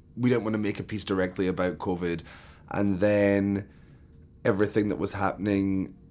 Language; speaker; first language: English; native; English